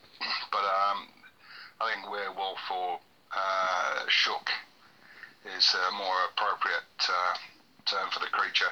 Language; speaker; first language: English; native; English